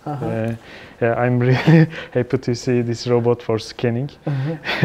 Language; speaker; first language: English; non-native, fluent; Turkish